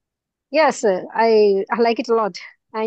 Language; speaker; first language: English; non-native, learner; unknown